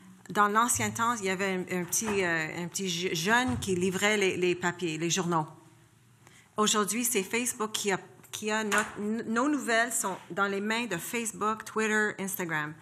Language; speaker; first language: French; non-native, local second language; English